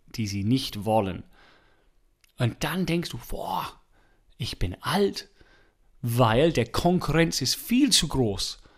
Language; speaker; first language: German; non-native, fluent; English